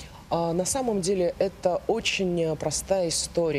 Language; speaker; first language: Russian; native; Russian